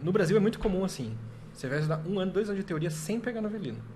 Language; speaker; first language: Portuguese; native; Portuguese